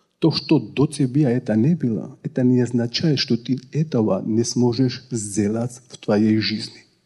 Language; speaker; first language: Russian; non-native, local second language; Georgian